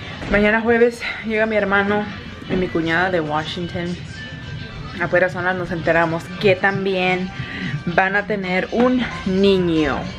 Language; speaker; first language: Spanish; early bilingual, heritage; Spanish